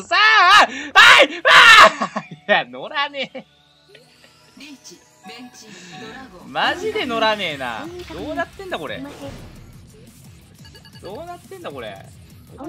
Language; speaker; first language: Japanese; native; Japanese